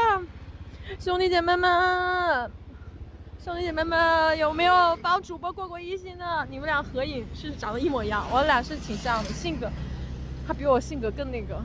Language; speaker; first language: Chinese; native; Chinese